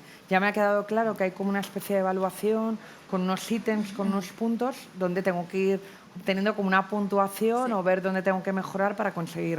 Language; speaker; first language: Spanish; native; Spanish